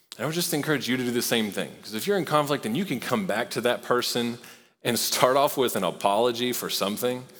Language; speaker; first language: English; native; English